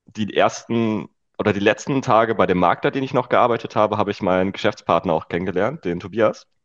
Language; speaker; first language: German; native; German